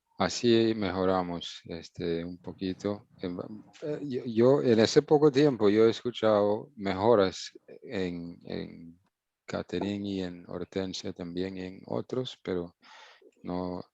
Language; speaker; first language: Spanish; non-native, fluent; English